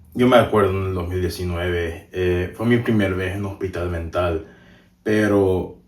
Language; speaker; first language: Spanish; early bilingual, heritage; Spanish